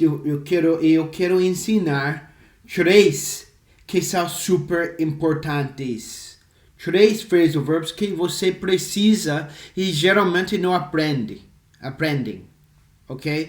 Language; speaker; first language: Portuguese; non-native, fluent; English